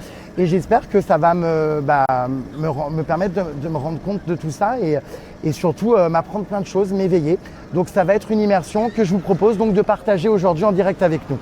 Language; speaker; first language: French; native; French